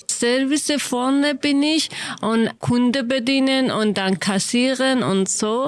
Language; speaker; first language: German; non-native, learner; Kurdish